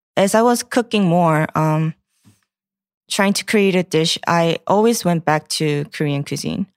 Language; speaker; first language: English; non-native, fluent; Korean